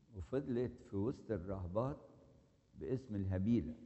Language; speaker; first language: Arabic; native; Arabic